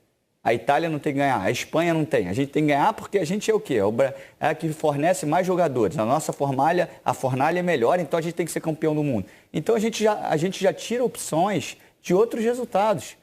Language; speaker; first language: Portuguese; native; Portuguese